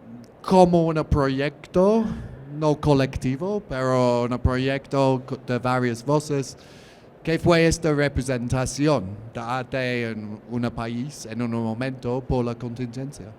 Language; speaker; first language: Spanish; non-native, learner; English